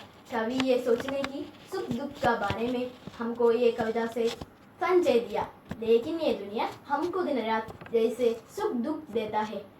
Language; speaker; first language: Hindi; non-native, learner; Malayalam